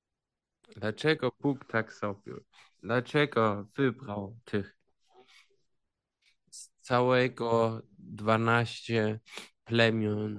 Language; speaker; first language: Polish; early bilingual, heritage; Polish